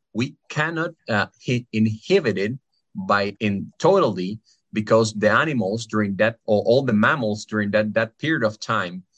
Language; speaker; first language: English; non-native, fluent; Spanish